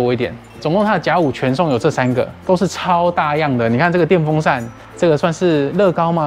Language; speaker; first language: Chinese; native; Chinese